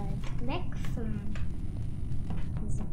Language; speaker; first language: German; non-native, learner; English